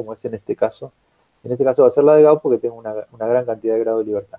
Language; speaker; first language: Spanish; native; Spanish